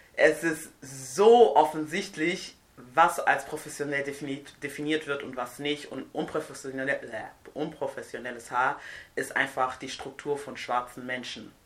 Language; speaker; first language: German; non-native, fluent; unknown